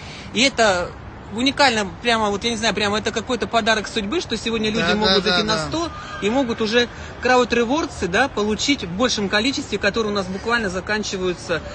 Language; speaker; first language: Russian; native; Russian